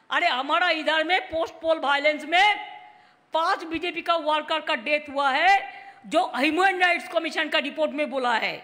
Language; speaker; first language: Hindi; non-native, local second language; Bangla